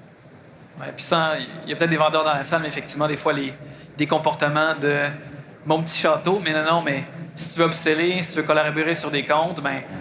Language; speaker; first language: French; native; French